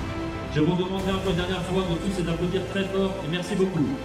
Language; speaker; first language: French; native; French